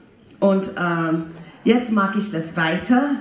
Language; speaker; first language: German; non-native, fluent; English